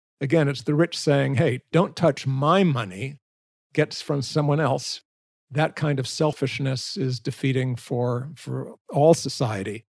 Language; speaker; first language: English; native; English